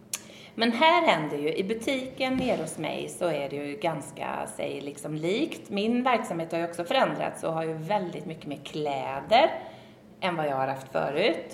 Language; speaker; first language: Swedish; native; Swedish